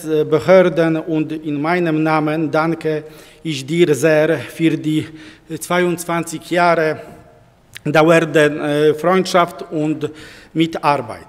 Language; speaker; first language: German; non-native, fluent; Polish